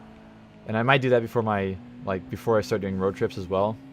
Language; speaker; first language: English; native; English